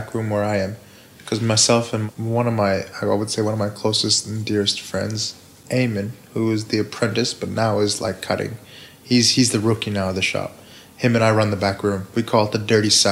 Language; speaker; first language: English; native; English